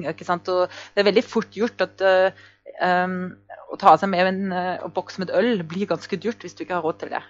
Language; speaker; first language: Norwegian; non-native, fluent; German